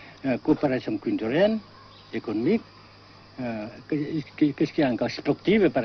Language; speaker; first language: French; non-native, local second language; Vietnamese